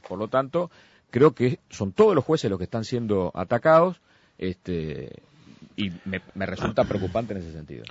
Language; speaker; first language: Spanish; native; Spanish